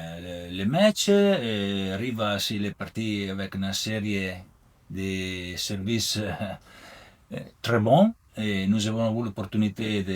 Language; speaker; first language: French; non-native, learner; Italian